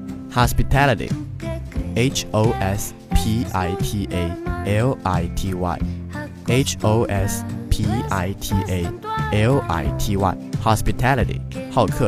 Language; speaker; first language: English; non-native, fluent; Chinese